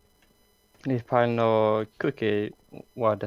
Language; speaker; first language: Japanese; non-native, learner; English